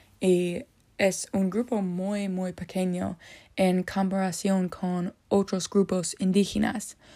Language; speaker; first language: Spanish; non-native, learner; English